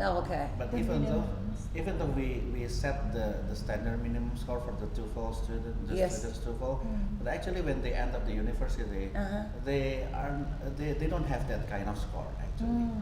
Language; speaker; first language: English; non-native, fluent; Indonesian